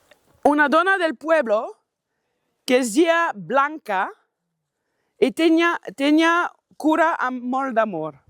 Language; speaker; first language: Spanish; non-native, local second language; Catalan